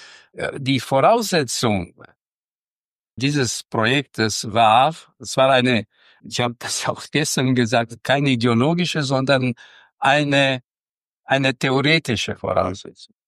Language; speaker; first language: German; non-native, fluent; Romanian